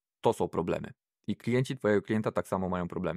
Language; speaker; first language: Polish; native; Polish